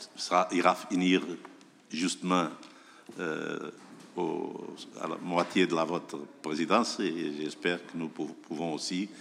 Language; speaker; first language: French; non-native, fluent; Portuguese